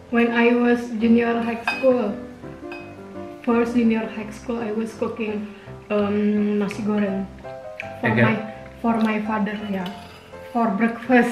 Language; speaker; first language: English; non-native, learner; Indonesian